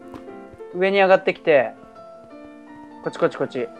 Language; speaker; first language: Japanese; native; Japanese